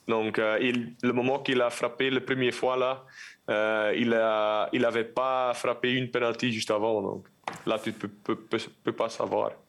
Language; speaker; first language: French; non-native, local second language; Dutch